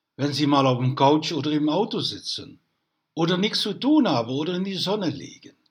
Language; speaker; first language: German; non-native, learner; Dutch